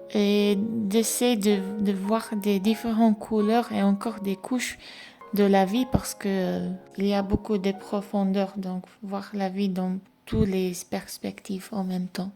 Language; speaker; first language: French; non-native, fluent; English